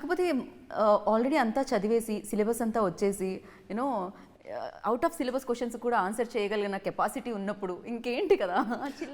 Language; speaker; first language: Telugu; native; Telugu